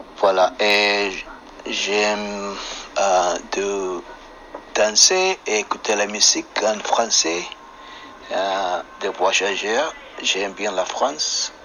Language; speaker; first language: French; non-native, learner; English